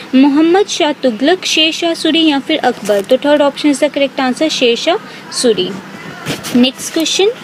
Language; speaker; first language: Hindi; native; Hindi